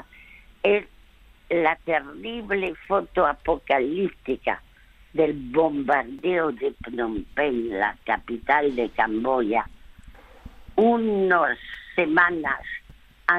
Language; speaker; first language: Spanish; early bilingual, other home language; French